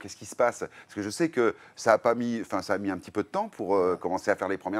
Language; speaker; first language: French; native; French